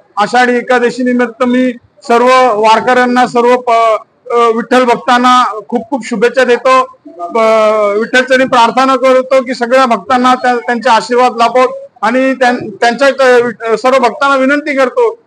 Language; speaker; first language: Marathi; native; Marathi